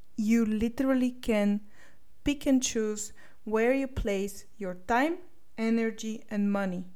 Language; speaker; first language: English; non-native, fluent; Bulgarian